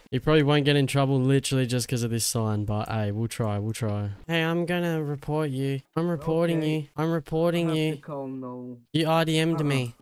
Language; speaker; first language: English; native; English